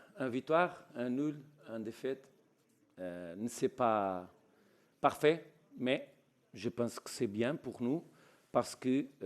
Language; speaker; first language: French; non-native, learner; Portuguese